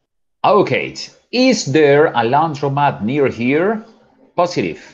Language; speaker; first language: English; non-native, fluent; Spanish